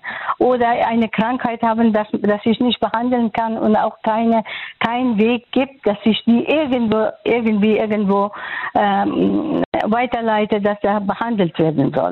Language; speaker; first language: German; non-native, fluent; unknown